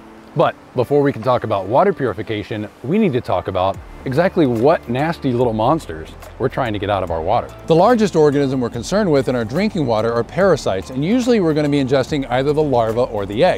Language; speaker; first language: English; native; English